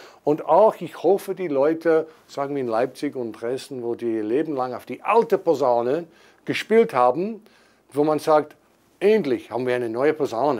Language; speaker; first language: German; non-native, fluent; English